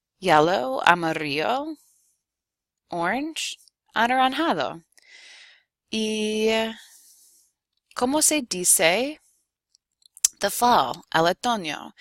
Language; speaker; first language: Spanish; non-native, fluent; English